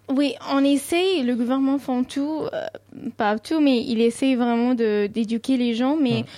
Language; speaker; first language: French; non-native, fluent; Sindhi